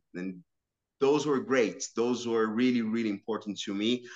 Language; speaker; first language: English; non-native, fluent; Portuguese